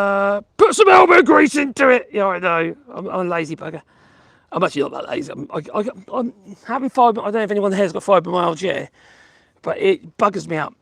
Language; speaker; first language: English; native; English